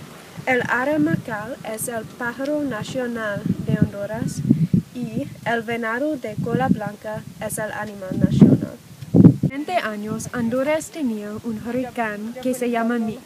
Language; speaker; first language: Spanish; non-native, learner; English